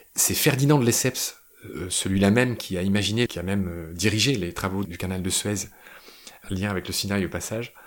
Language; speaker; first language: French; native; French